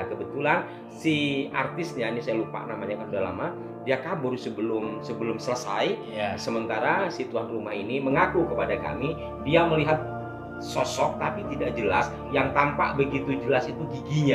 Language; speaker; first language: Indonesian; native; Indonesian